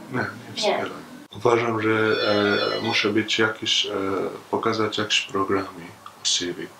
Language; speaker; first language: Polish; non-native, fluent; Arabic